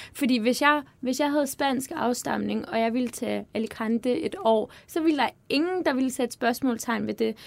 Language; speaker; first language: Danish; early bilingual, other home language; Turkish